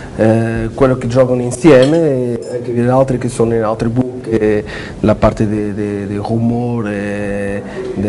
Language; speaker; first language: Italian; non-native, learner; Portuguese